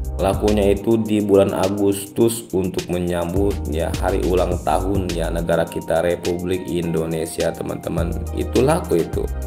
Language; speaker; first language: Indonesian; non-native, local second language; Sundanese